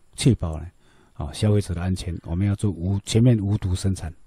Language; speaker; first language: Chinese; native; Chinese